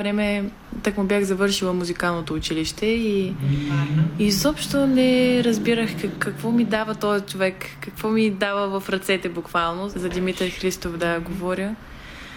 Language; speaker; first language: Bulgarian; native; Bulgarian